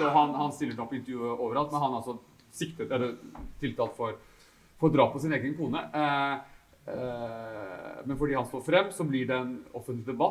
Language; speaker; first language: Norwegian; native; Norwegian